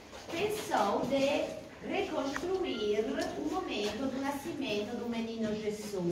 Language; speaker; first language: Portuguese; non-native, fluent; Italian